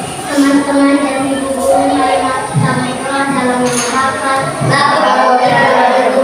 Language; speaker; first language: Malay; non-native, local second language; Tetum